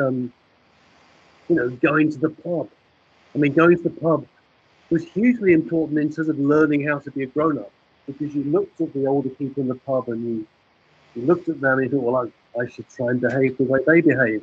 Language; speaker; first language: English; native; English